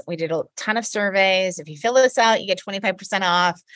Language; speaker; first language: English; native; English